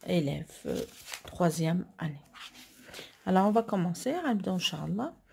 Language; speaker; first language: French; non-native, local second language; Arabic